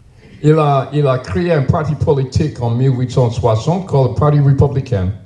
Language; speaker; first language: French; non-native, learner; English